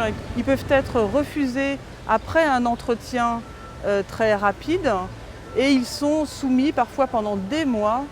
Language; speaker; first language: French; native; French